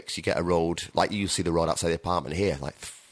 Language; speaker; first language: English; native; English